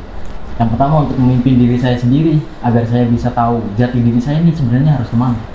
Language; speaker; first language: Indonesian; non-native, local second language; Javanese